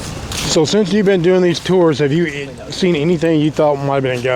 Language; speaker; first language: English; native; English